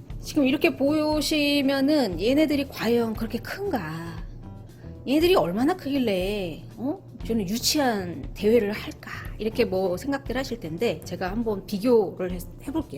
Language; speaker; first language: Korean; native; Korean